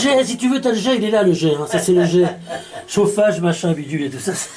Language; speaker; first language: French; native; French